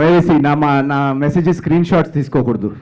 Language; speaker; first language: Telugu; native; Telugu